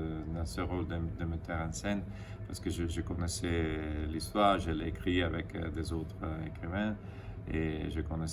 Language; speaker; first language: French; non-native, fluent; Italian